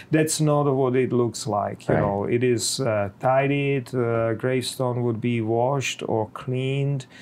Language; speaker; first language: English; non-native, fluent; Czech